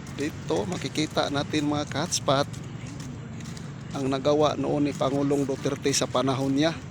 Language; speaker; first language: Filipino; non-native, local second language; Cebuano